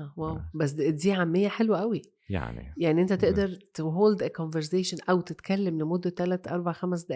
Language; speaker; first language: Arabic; native; Arabic